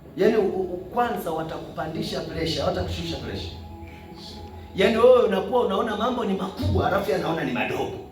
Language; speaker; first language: Swahili; native; Swahili